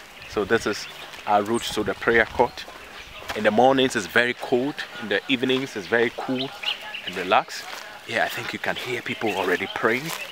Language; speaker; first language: English; non-native, local second language; Akan